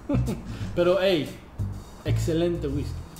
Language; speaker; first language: Spanish; non-native, fluent; English